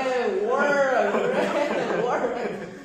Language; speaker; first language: English; non-native, learner; Chinese